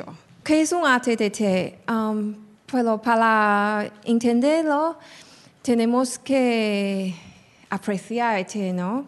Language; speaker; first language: Spanish; non-native, fluent; Chinese